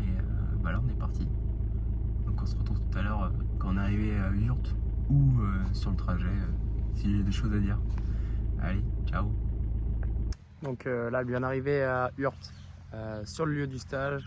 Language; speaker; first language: French; native; French